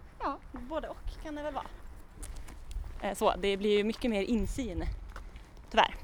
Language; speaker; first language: Swedish; native; Swedish